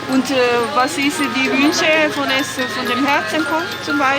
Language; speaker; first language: German; non-native, learner; Korean